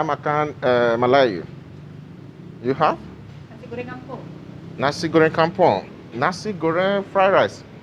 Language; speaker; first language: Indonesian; non-native, learner; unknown